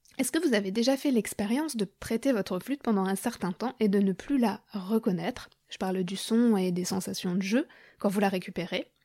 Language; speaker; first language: French; native; French